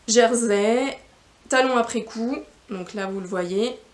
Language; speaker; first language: French; non-native, fluent; Spanish